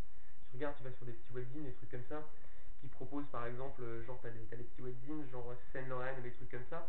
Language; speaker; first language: French; native; French